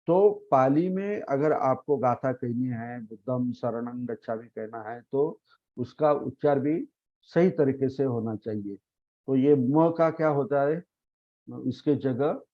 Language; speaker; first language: Hindi; non-native, local second language; Marathi